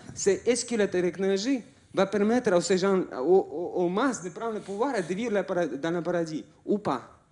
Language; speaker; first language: French; non-native, fluent; Russian